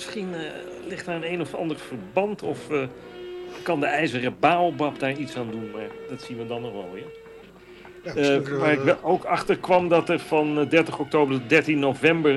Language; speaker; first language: Dutch; native; Dutch